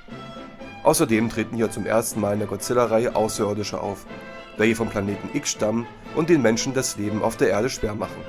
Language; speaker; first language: German; native; German